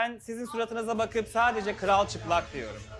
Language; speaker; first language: Turkish; native; Turkish